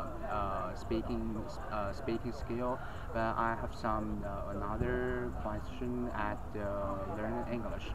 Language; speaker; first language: English; non-native, learner; Chinese